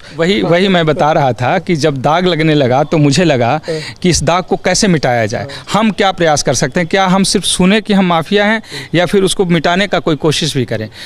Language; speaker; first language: Hindi; native; Hindi